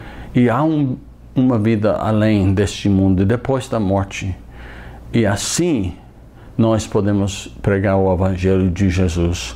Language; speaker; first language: Portuguese; non-native, fluent; English